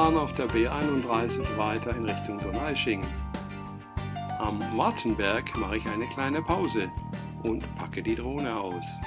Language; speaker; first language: German; native; German